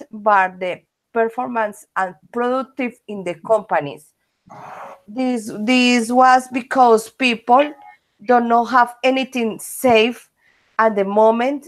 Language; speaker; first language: English; non-native, learner; Spanish